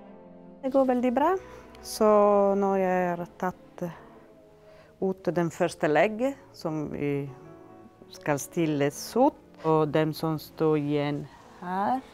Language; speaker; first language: Norwegian; non-native, fluent; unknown